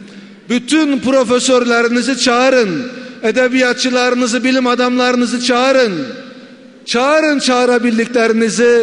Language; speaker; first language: Turkish; native; Turkish